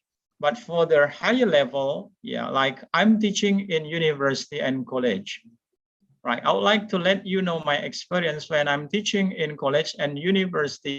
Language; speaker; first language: English; non-native, fluent; Indonesian